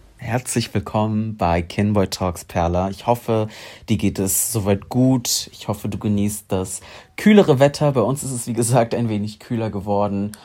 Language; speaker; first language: German; early bilingual, other home language; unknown